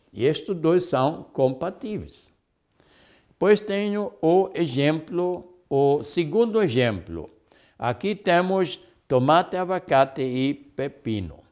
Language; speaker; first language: Portuguese; non-native, fluent; German